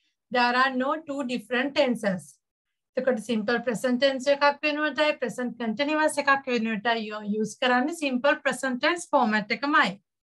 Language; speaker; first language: English; non-native, local second language; Sinhala